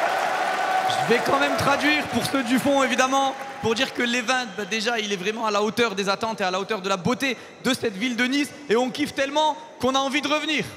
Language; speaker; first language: French; native; French